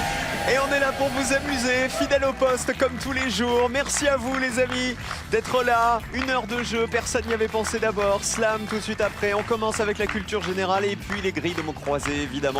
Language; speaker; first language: French; native; French